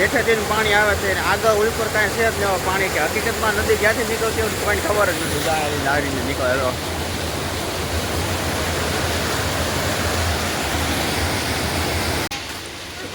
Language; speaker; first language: Gujarati; native; Gujarati